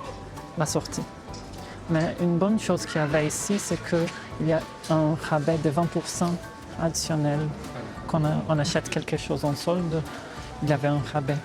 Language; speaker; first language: French; non-native, fluent; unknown